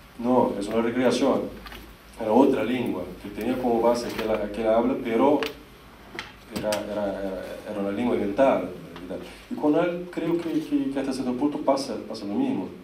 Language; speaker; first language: Spanish; non-native, fluent; Portuguese